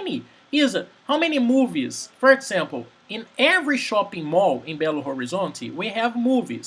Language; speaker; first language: English; non-native, fluent; Portuguese